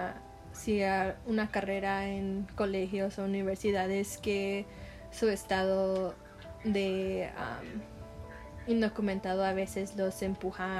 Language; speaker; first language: Spanish; non-native, learner; English